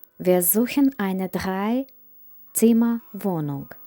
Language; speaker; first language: German; non-native, fluent; Ukrainian